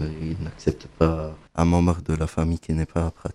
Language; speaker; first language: French; non-native, fluent; Arabic